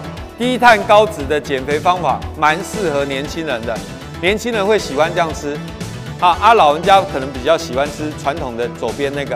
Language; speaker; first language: Chinese; native; Chinese